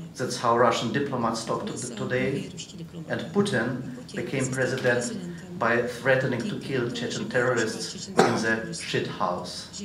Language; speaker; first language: English; non-native, fluent; Russian